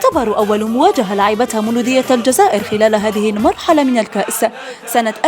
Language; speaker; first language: Arabic; native; Arabic